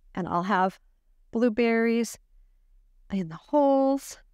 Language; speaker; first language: English; native; English